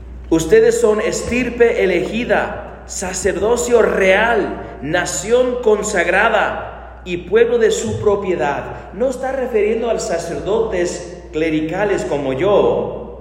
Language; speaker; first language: Spanish; non-native, fluent; English